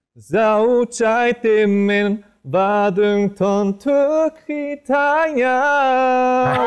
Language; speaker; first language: Vietnamese; non-native, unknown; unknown